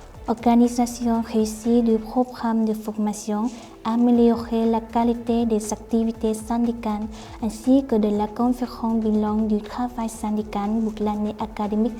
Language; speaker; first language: French; non-native, fluent; Vietnamese